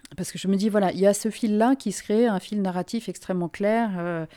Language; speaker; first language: French; non-native, local second language; Finnish